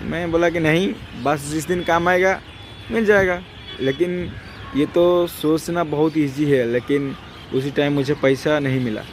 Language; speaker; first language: Hindi; non-native, local second language; Odia